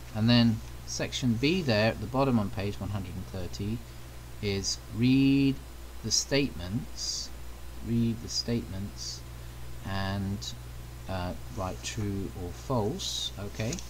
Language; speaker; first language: English; native; English